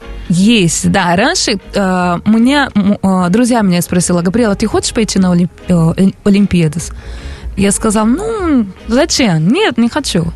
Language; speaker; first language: Russian; non-native, learner; Portuguese